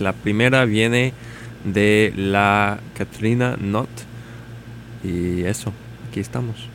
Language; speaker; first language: Spanish; non-native, learner; English